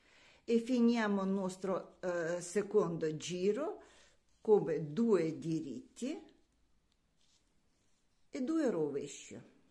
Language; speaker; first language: Italian; non-native, learner; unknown